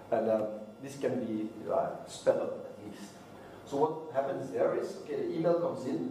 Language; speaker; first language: English; non-native, fluent; Dutch